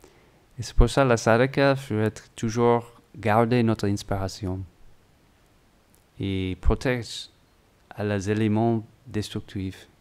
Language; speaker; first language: French; non-native, learner; English